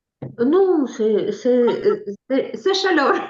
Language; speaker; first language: French; non-native, learner; Ukrainian